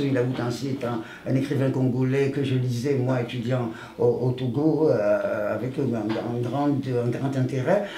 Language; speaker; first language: French; non-native, local second language; Ewe